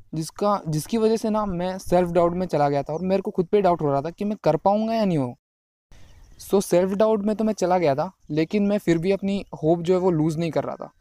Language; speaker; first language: Hindi; non-native, local second language; Marathi